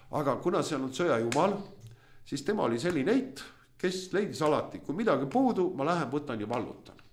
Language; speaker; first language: Estonian; non-native, local second language; Russian